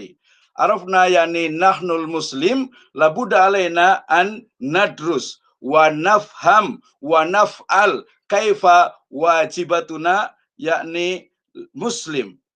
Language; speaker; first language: Arabic; non-native, fluent; Indonesian